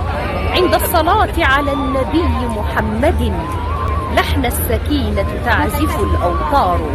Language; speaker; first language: Arabic; native; Arabic